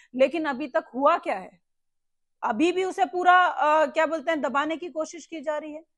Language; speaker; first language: Hindi; native; Hindi